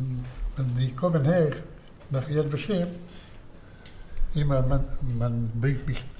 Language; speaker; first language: German; non-native, fluent; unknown